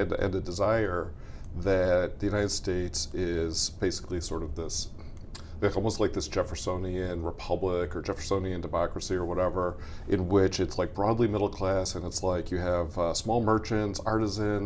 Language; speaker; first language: English; native; English